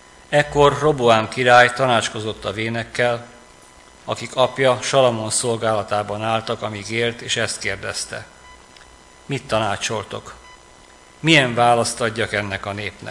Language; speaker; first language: Hungarian; native; Hungarian